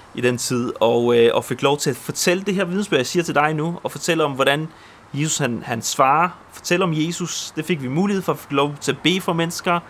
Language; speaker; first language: Danish; early bilingual, other home language; Polish